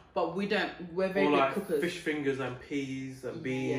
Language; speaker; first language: English; native; English